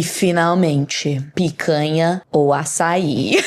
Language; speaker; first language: Portuguese; non-native, learner; English